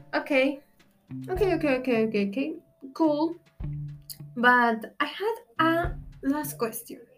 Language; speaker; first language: English; non-native, learner; Spanish